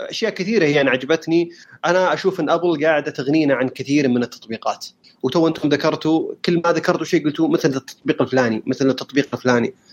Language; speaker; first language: Arabic; native; Arabic